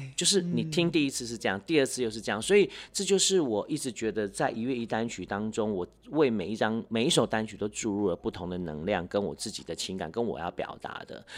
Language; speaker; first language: Chinese; non-native, local second language; Hakka Chinese